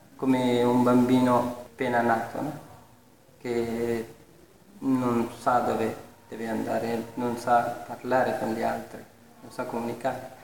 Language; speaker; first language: Italian; non-native, fluent; Persian